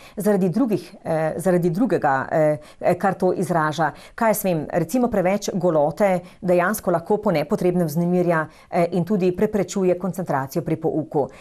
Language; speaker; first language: Slovenian; native; Slovenian